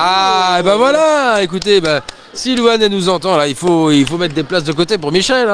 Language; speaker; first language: French; native; French